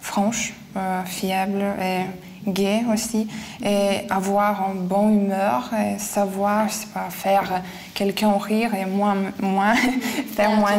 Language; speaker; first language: French; non-native, fluent; Lithuanian